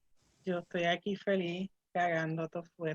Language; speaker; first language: Spanish; native; Spanish